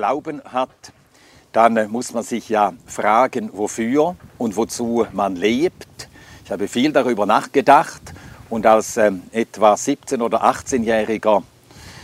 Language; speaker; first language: German; non-native, fluent; Swedish